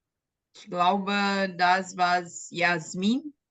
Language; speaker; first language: German; non-native, learner; Portuguese